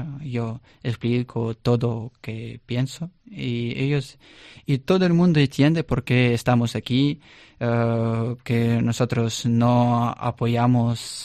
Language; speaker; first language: Spanish; non-native, learner; Russian